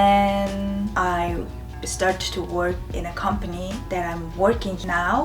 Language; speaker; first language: English; non-native, fluent; Mongolian